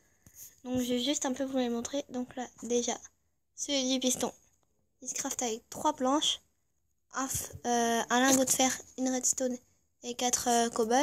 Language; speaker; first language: French; native; French